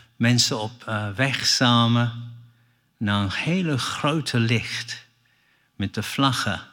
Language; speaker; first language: Dutch; non-native, fluent; English